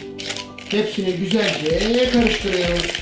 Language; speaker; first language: Turkish; native; Turkish